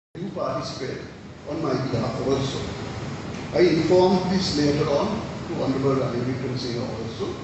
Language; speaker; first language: English; non-native, local second language; Sinhala